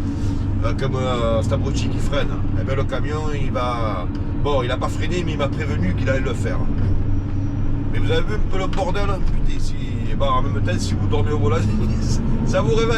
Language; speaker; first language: French; native; French